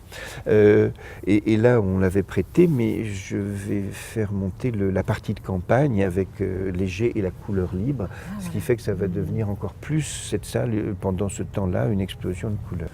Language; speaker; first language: French; native; French